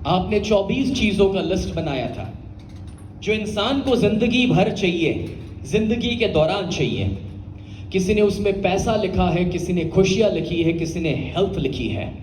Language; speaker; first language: Hindi; non-native, local second language; Gujarati